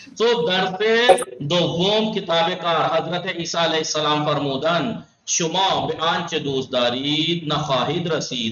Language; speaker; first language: Persian; non-native, fluent; Urdu